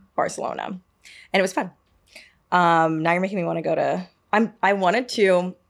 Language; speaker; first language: English; native; English